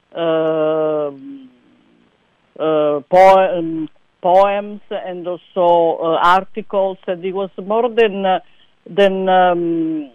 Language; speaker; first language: English; non-native, fluent; Italian